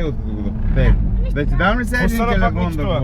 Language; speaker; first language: Bulgarian; native; Bulgarian